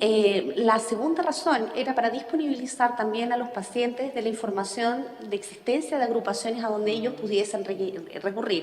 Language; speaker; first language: Spanish; native; Spanish